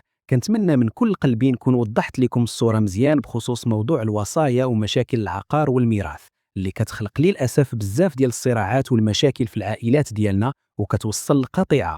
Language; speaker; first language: Arabic; native; Arabic